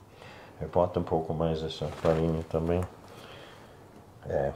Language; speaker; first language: Portuguese; non-native, learner; English